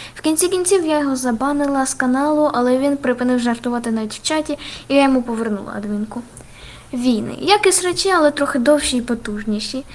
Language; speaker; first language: Ukrainian; native; Ukrainian